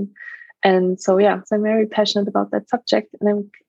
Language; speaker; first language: English; non-native, fluent; German